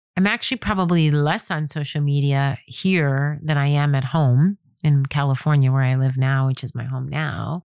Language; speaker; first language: English; native; English